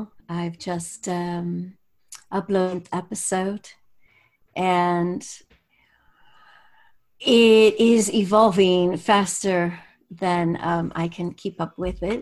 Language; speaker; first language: English; native; English